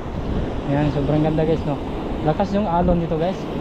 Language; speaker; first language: Filipino; native; Filipino